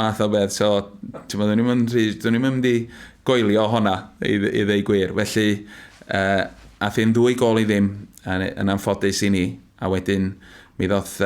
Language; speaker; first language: Welsh; native; Welsh